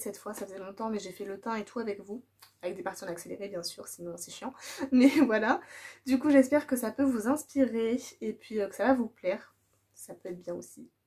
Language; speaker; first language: French; native; French